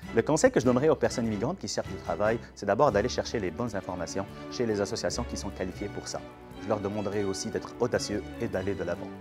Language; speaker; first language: French; non-native, local second language; Arabic